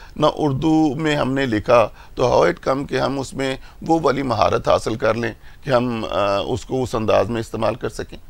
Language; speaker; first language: Urdu; non-native, local second language; Punjabi